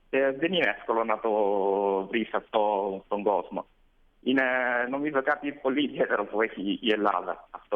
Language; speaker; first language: Greek; non-native, fluent; Italian